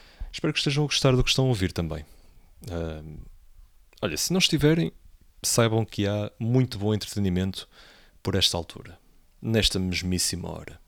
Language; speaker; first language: Portuguese; native; Portuguese